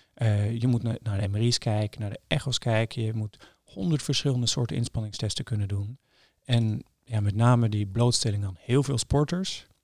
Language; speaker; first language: Dutch; non-native, fluent; Norwegian